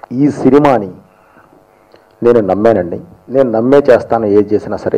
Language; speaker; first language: Telugu; native; Telugu